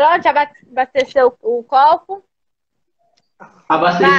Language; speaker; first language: Portuguese; native; Portuguese